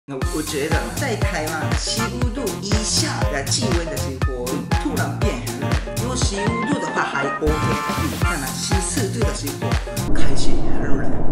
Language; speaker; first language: Chinese; non-native, fluent; Japanese